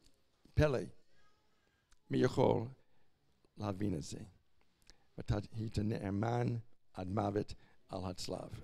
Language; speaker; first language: Hebrew; non-native, fluent; English